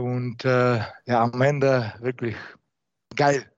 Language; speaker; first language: German; non-native, learner; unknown